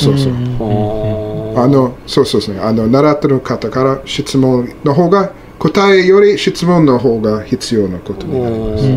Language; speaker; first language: Japanese; non-native, learner; English